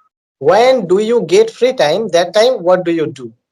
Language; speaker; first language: English; non-native, learner; Bangla